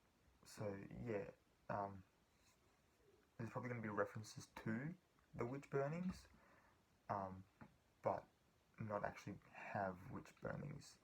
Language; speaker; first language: English; native; English